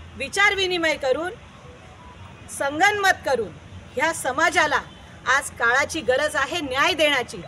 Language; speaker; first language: Marathi; non-native, local second language; Lambadi